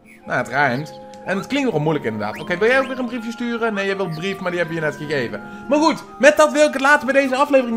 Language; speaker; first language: Dutch; native; Dutch